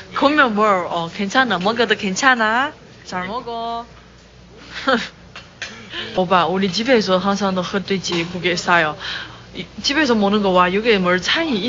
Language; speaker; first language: Korean; non-native, learner; Chinese